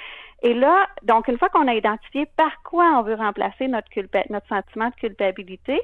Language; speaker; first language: French; native; French